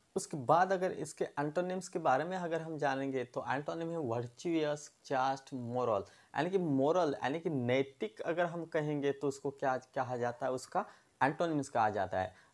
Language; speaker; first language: Hindi; non-native, local second language; Marathi